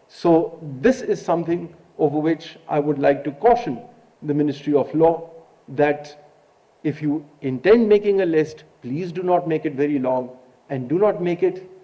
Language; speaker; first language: English; non-native, local second language; Urdu